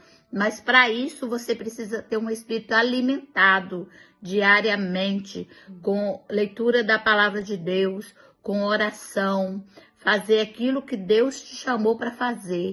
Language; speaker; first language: Portuguese; native; Portuguese